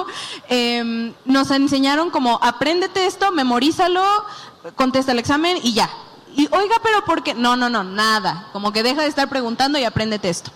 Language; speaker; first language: Spanish; native; Spanish